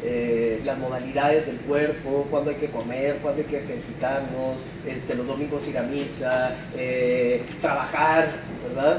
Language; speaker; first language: Spanish; native; Spanish